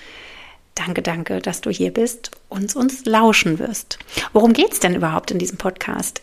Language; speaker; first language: German; native; German